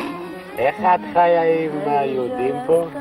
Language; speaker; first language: Hebrew; non-native, fluent; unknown